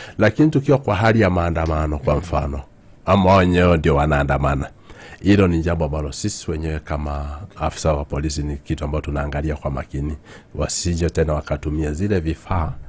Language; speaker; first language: Swahili; non-native, local second language; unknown